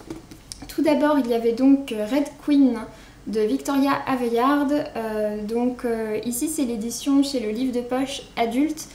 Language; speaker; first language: French; native; French